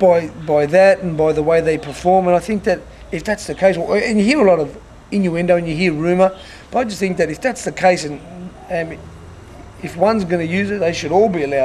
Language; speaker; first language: English; native; English